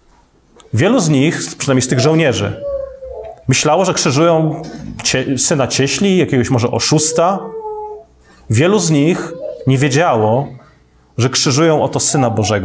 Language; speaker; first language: Polish; native; Polish